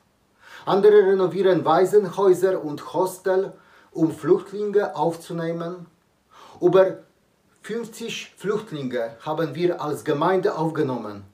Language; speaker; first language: German; non-native, learner; Polish